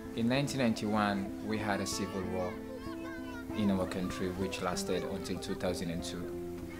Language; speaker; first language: English; non-native, local second language; Krio